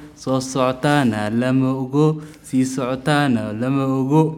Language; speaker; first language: German; non-native, fluent; Persian